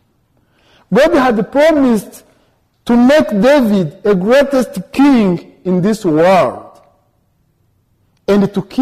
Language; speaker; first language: English; non-native, local second language; Kinyarwanda